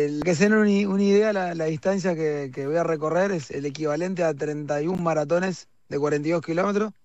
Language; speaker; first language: Spanish; native; Spanish